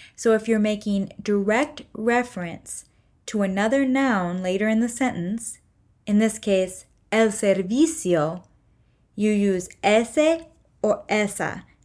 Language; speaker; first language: English; native; English